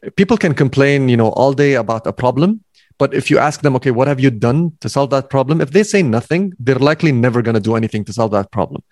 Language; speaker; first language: English; non-native, fluent; Arabic